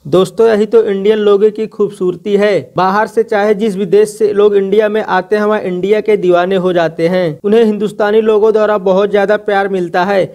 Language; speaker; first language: Hindi; native; Hindi